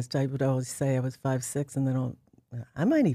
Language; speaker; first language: English; native; English